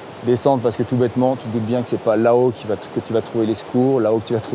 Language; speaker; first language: French; native; French